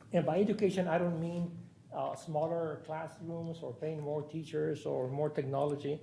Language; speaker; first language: English; non-native, fluent; Spanish